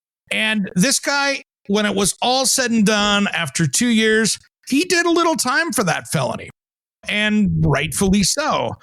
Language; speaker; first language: English; native; English